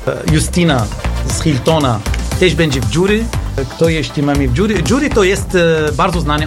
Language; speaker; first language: Polish; non-native, learner; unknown